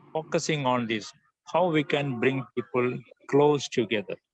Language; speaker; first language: English; non-native, local second language; Malayalam